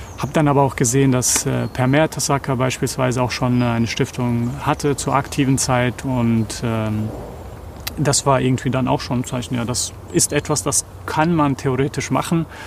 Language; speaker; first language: German; early bilingual, other home language; Serbian